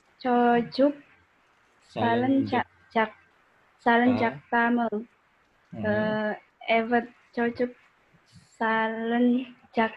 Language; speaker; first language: Turkish; non-native, learner; Indonesian